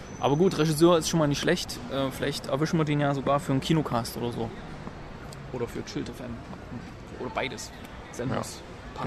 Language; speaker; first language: German; native; German